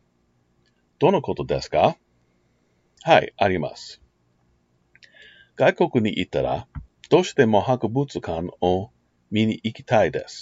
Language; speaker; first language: Japanese; non-native, learner; English